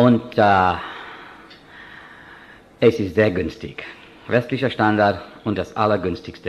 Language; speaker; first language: German; non-native, fluent; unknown